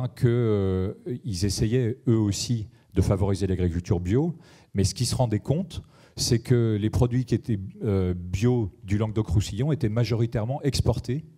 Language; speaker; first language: French; native; French